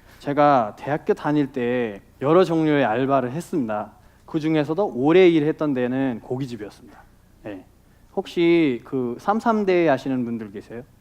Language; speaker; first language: Korean; non-native, fluent; Nepali